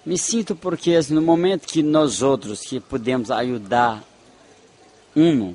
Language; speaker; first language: Spanish; non-native, fluent; Portuguese